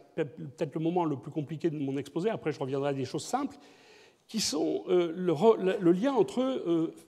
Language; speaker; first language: French; native; French